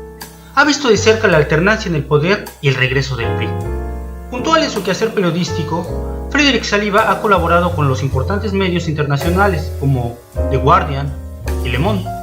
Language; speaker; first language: Spanish; native; Spanish